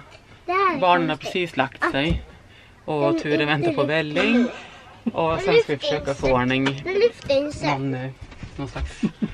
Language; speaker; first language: Swedish; native; Swedish